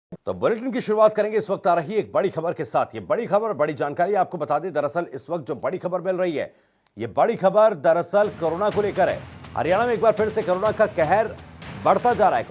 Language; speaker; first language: Hindi; native; Hindi